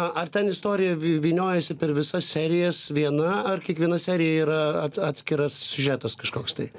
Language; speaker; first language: Lithuanian; native; Lithuanian